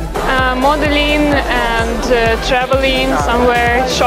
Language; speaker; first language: English; non-native, learner; Russian